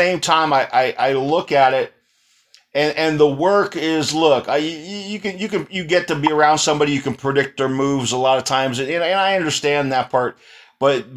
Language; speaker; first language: English; native; English